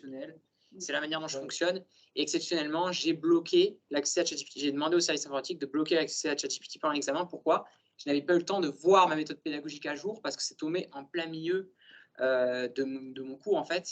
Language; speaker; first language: French; native; French